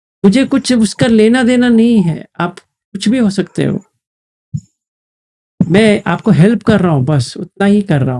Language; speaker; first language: Hindi; native; Hindi